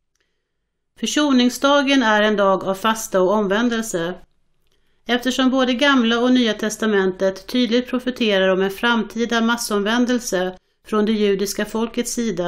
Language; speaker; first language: Swedish; native; Swedish